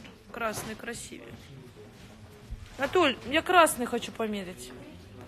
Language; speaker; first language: Russian; native; Russian